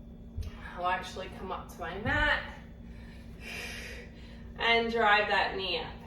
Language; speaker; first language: English; native; English